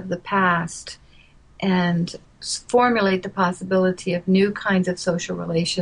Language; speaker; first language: English; native; English